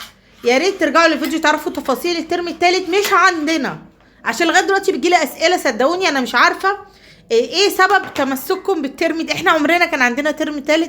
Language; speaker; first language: Arabic; native; Arabic